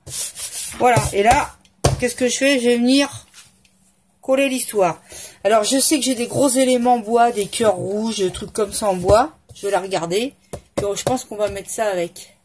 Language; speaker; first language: French; native; French